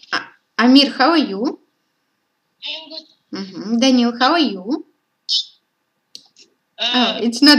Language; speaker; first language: English; non-native, learner; Russian